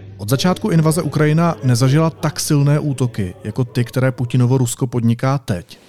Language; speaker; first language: Czech; native; Czech